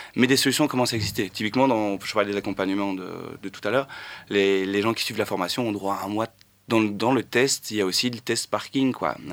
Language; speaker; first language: French; native; French